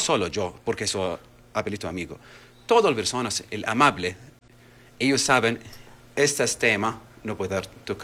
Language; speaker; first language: Spanish; non-native, learner; Arabic